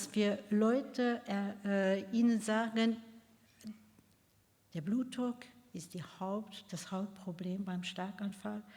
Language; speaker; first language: German; non-native, local second language; Luxembourgish